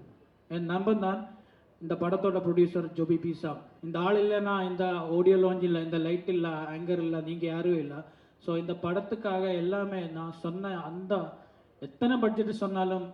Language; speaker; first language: Tamil; non-native, learner; Malayalam